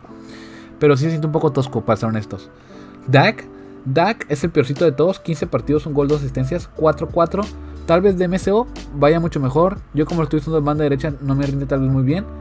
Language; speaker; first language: Spanish; native; Spanish